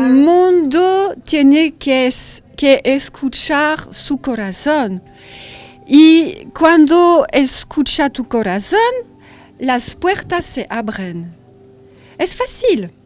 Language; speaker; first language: Spanish; non-native, learner; French